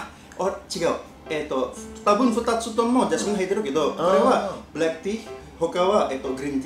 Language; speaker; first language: Japanese; non-native, learner; Indonesian